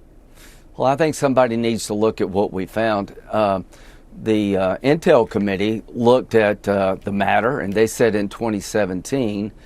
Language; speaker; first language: English; native; English